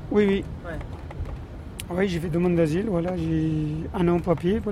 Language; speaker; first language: French; non-native, learner; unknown